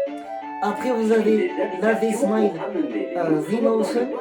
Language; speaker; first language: French; native; French